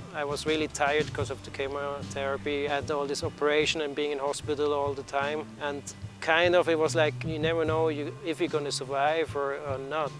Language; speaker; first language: English; non-native, fluent; Swiss German